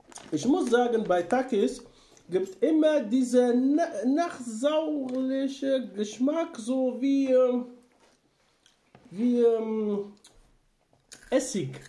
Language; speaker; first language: German; non-native, fluent; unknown